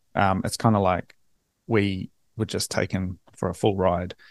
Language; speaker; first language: English; native; English